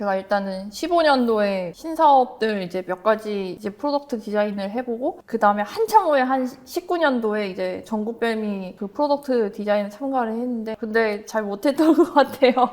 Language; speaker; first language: Korean; native; Korean